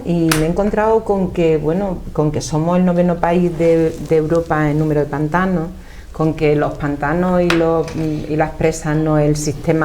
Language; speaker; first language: Spanish; native; Spanish